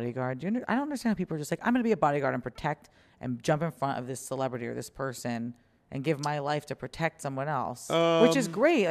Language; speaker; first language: English; native; English